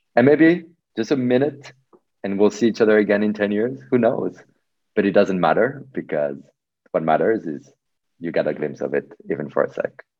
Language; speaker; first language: English; non-native, fluent; Polish